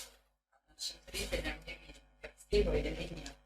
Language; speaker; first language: Russian; native; Russian